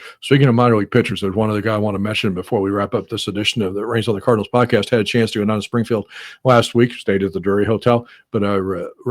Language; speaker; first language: English; native; English